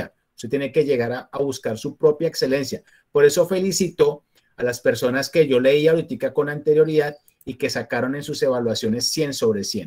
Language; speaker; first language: Spanish; native; Spanish